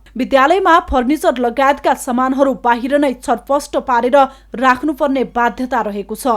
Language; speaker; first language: Nepali; native; Nepali